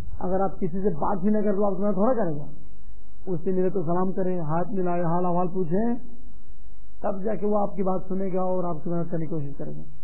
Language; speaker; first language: Urdu; non-native, local second language; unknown